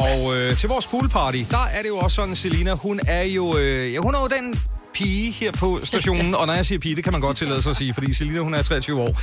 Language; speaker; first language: Danish; native; Danish